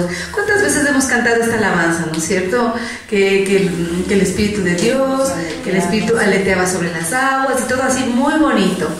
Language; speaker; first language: Spanish; native; Spanish